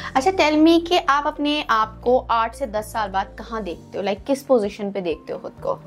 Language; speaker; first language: Urdu; native; Urdu